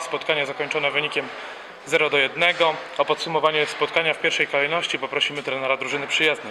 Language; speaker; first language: Polish; native; Polish